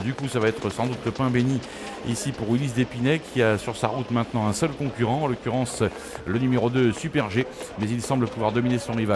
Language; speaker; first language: French; native; French